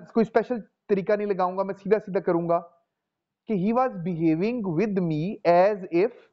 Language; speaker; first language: Urdu; non-native, local second language; Punjabi